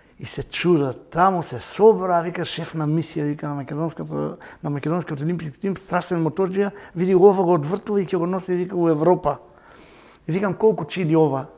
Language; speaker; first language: Macedonian; native; Macedonian